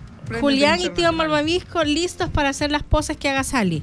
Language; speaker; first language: Spanish; native; Spanish